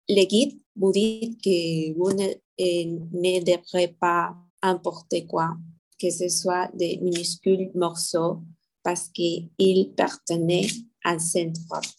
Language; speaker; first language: French; non-native, learner; Spanish